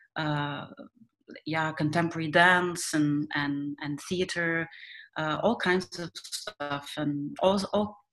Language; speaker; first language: English; non-native, fluent; Dutch